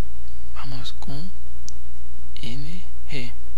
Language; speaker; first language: Spanish; non-native, fluent; Haitian Creole